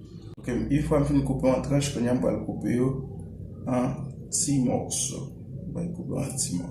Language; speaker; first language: French; non-native, local second language; Haitian Creole